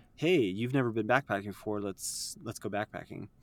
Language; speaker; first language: English; native; English